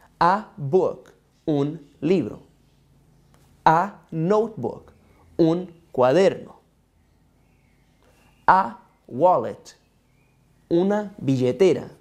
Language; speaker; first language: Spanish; non-native, fluent; Portuguese